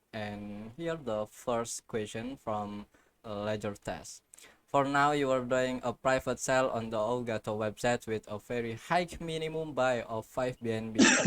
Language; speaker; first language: English; non-native, learner; Indonesian